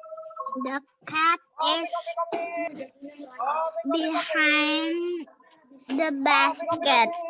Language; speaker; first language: English; non-native, learner; Indonesian